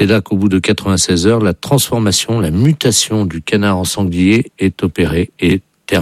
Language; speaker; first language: French; native; French